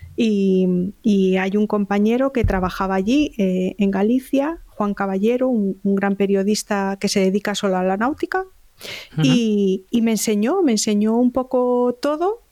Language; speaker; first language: Spanish; native; Spanish